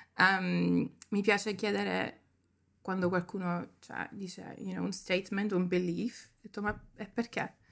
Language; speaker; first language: Italian; early bilingual, heritage; Italian